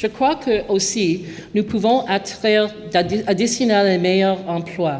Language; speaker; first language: French; non-native, local second language; English